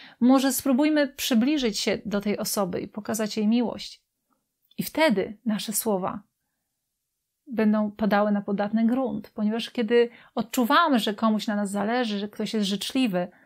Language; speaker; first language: Polish; native; Polish